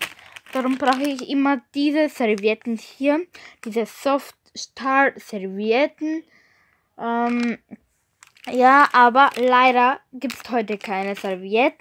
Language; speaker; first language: German; non-native, learner; Bulgarian